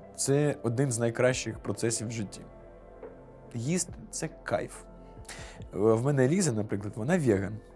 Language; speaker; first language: Ukrainian; non-native, local second language; Russian